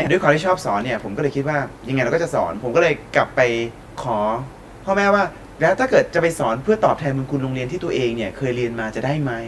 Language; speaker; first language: Thai; native; Thai